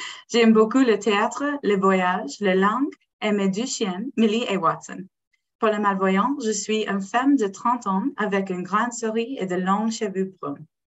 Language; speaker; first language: French; non-native, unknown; English